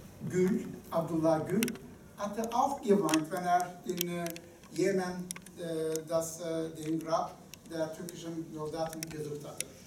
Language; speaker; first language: German; non-native, fluent; Turkish